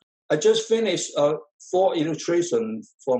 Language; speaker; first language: English; non-native, fluent; Chinese